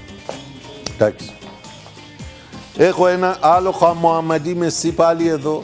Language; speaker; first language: Greek; non-native, learner; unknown